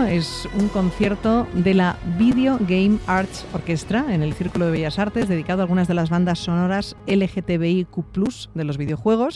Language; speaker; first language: Spanish; native; Spanish